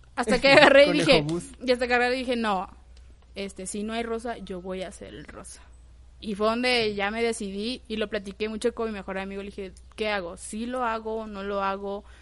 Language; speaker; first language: Spanish; native; Spanish